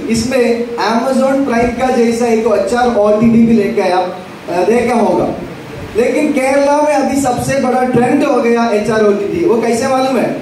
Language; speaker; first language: Hindi; non-native, local second language; Malayalam